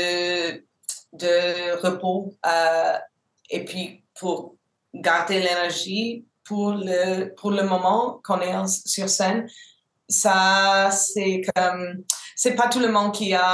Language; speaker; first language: French; non-native, local second language; English